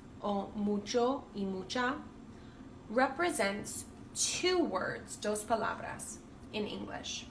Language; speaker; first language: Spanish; non-native, fluent; English